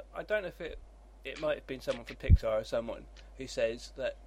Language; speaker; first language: English; native; English